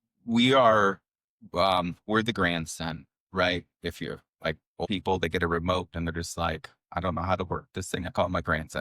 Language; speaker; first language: English; native; English